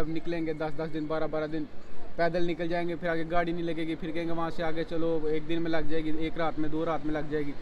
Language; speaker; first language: Urdu; non-native, local second language; Punjabi